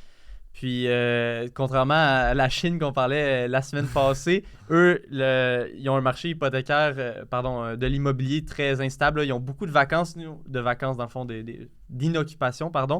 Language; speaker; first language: French; native; French